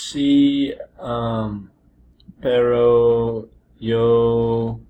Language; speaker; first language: Spanish; non-native, learner; English